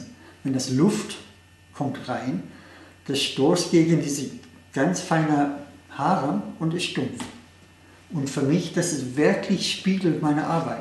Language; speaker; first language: German; non-native, fluent; English